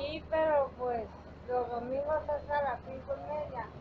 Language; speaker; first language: Spanish; native; Spanish